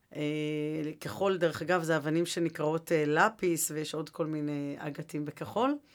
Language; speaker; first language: Hebrew; native; Hebrew